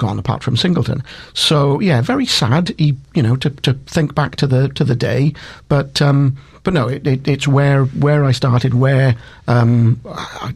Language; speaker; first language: English; native; English